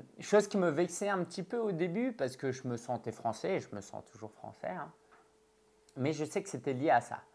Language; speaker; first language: French; early bilingual, other home language; Chinese